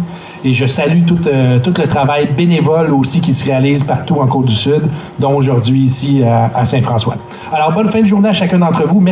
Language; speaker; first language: French; native; French